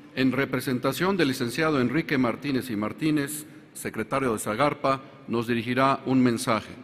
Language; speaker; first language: Spanish; native; Spanish